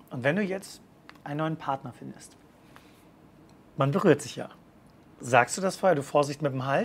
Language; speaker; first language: German; native; German